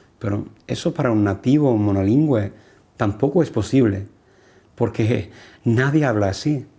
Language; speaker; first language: Spanish; non-native, fluent; English